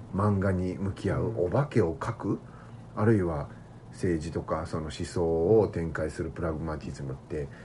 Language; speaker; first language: Japanese; native; Japanese